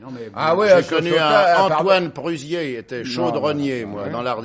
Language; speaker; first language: French; native; French